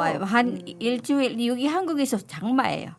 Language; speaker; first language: Korean; non-native, learner; Filipino